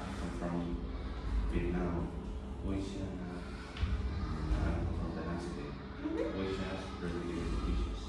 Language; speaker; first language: English; non-native, learner; Vietnamese